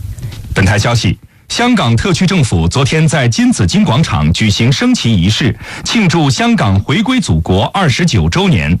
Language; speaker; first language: Chinese; native; Chinese